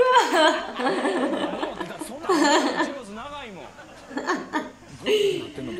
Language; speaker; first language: Japanese; native; Japanese